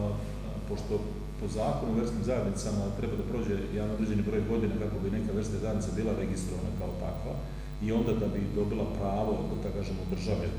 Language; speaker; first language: Serbian; native; Serbian